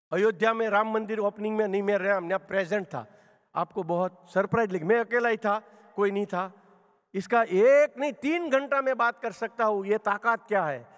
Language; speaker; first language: Hindi; non-native, local second language; Gujarati